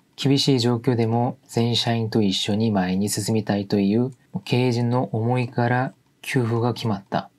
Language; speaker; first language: Japanese; non-native, fluent; Korean